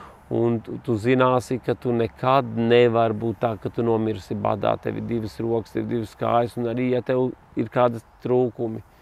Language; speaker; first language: Latvian; native; Latvian